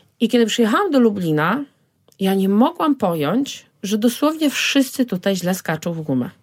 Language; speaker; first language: Polish; native; Polish